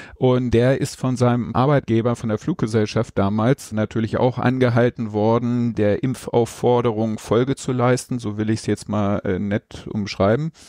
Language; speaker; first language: German; native; German